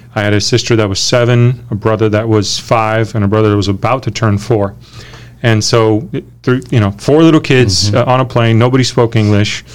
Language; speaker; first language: English; early bilingual, other home language; Romanian